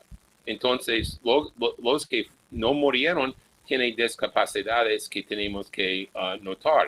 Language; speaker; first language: Spanish; non-native, fluent; English